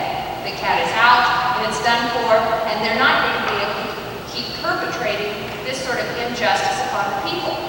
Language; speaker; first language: English; native; English